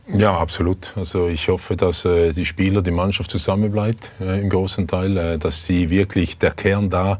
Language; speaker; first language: German; native; German